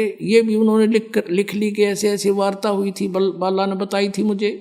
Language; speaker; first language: Hindi; native; Hindi